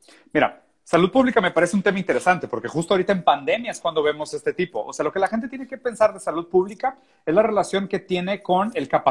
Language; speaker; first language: Spanish; native; Spanish